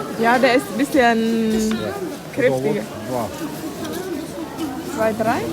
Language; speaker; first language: German; non-native, learner; Thai